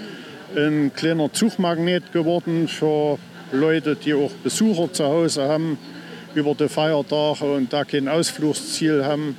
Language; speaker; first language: German; native; German